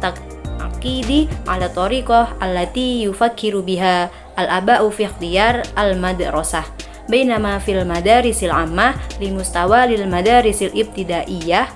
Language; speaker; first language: Arabic; non-native, learner; Indonesian